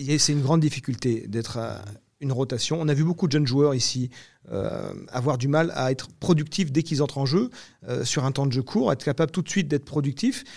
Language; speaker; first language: French; native; French